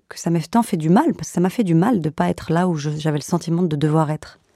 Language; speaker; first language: French; native; French